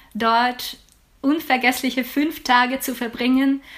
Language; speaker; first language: German; non-native, fluent; Ukrainian